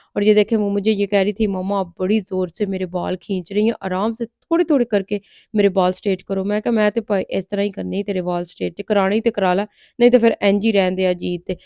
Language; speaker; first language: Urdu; non-native, local second language; Punjabi